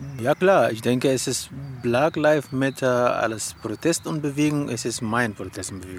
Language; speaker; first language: German; non-native, learner; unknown